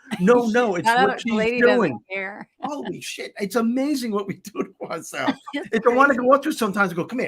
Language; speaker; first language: English; native; English